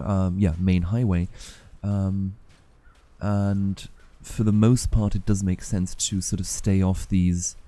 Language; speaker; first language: English; native; English